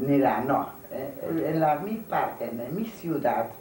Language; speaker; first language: Spanish; non-native, fluent; Hungarian